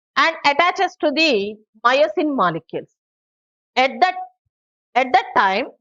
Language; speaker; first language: English; non-native, local second language; Telugu